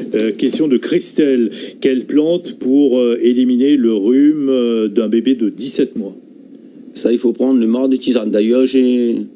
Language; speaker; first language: French; native; French